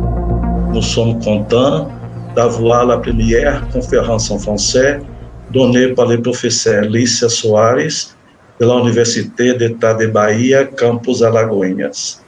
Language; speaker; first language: French; non-native, fluent; Portuguese